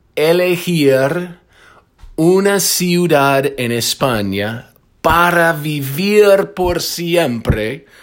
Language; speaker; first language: Spanish; non-native, fluent; English